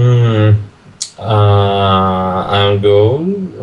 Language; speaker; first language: English; non-native, learner; Russian